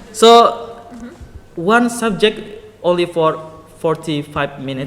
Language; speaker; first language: English; non-native, learner; Indonesian